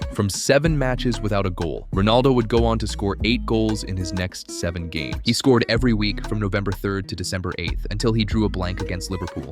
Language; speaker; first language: English; native; English